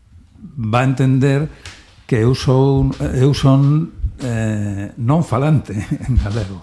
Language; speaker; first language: Galician; non-native, learner; Spanish